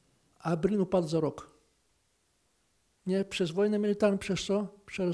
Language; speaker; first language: Polish; non-native, fluent; Ukrainian